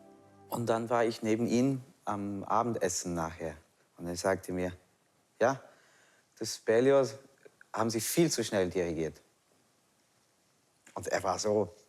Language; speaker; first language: German; non-native, fluent; English